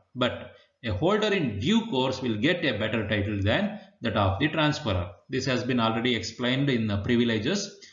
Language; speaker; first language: English; non-native, local second language; Kannada